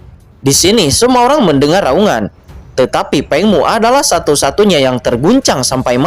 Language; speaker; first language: Indonesian; native; Indonesian